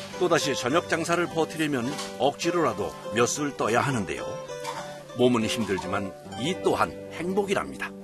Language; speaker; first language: Korean; native; Korean